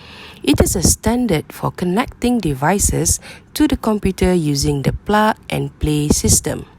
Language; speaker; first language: English; non-native, local second language; Malay